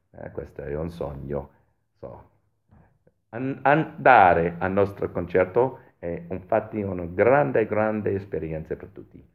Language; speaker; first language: Italian; non-native, fluent; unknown